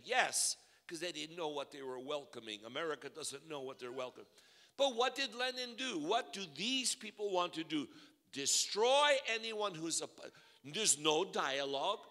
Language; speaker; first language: English; early bilingual, other home language; Russian